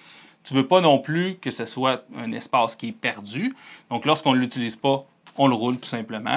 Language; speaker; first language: French; native; French